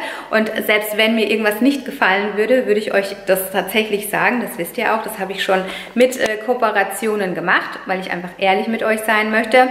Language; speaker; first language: German; native; German